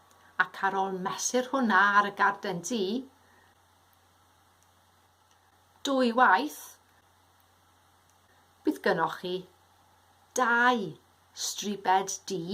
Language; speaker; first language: Welsh; native; Welsh